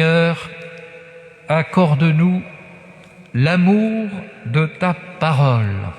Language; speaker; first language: French; native; French